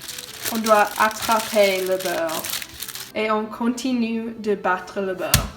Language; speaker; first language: French; non-native, learner; English